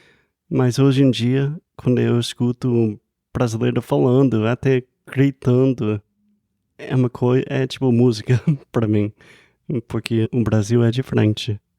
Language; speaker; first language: Portuguese; non-native, fluent; English